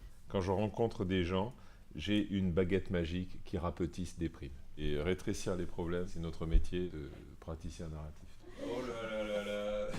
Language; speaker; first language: French; native; French